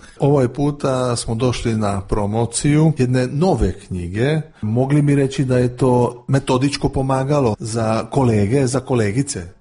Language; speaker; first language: Croatian; early bilingual, heritage; Croatian